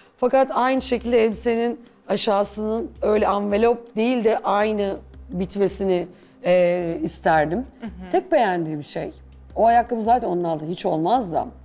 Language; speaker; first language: Turkish; native; Turkish